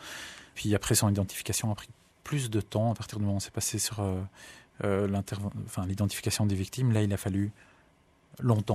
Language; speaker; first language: French; native; French